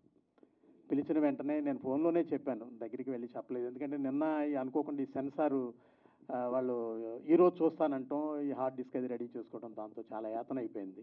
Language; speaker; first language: Telugu; native; Telugu